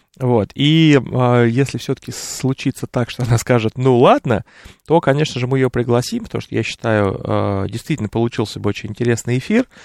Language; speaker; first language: Russian; native; Russian